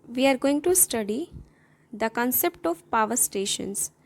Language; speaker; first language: English; non-native, local second language; Gujarati